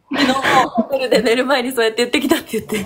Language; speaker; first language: Japanese; native; Japanese